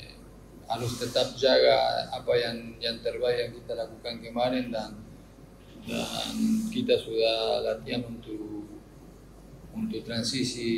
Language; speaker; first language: Indonesian; non-native, fluent; Spanish